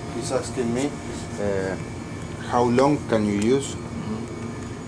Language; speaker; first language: English; non-native, learner; Spanish